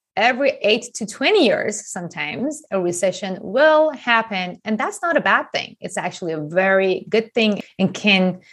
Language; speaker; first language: English; non-native, fluent; Persian